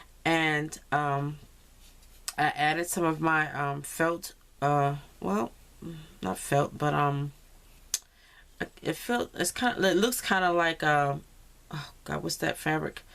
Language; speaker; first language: English; native; English